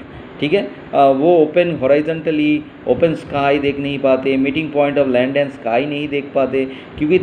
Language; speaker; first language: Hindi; native; Hindi